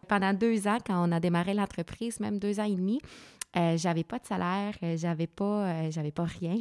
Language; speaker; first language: French; non-native, fluent; Spanish